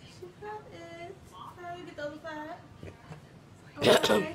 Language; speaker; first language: English; native; English